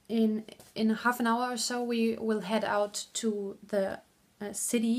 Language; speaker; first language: English; non-native, fluent; German